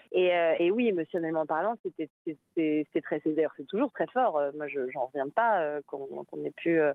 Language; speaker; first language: French; native; French